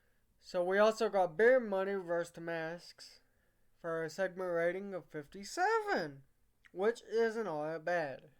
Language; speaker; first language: English; native; English